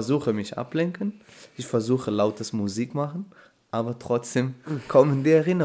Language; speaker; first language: German; non-native, fluent; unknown